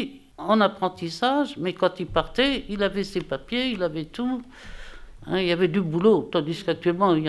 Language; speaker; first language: French; native; French